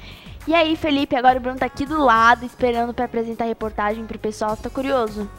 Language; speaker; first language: Portuguese; native; Portuguese